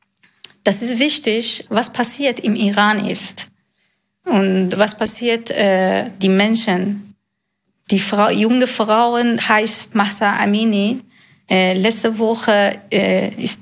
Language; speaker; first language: German; non-native, learner; Persian